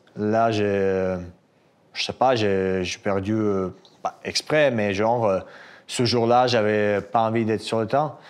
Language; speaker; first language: French; non-native, fluent; Russian